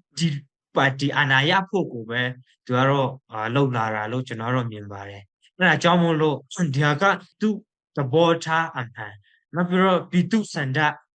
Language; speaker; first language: Burmese; non-native, local second language; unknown